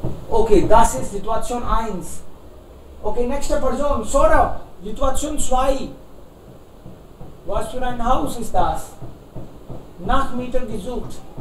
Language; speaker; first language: German; non-native, fluent; Hindi